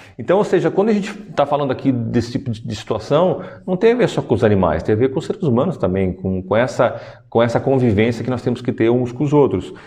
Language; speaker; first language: Portuguese; native; Portuguese